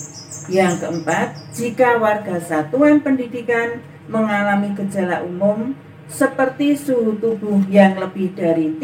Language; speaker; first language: Indonesian; native; Indonesian